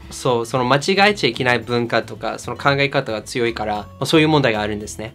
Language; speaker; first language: Japanese; non-native, fluent; English